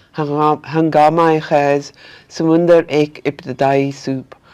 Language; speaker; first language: Urdu; early bilingual, heritage; Urdu